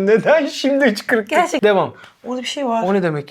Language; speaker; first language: Turkish; non-native, fluent; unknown